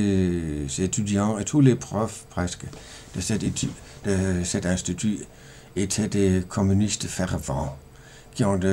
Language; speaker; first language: French; non-native, fluent; Danish